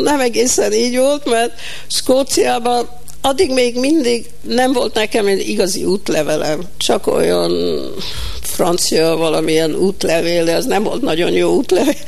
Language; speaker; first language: Hungarian; early bilingual, heritage; Hungarian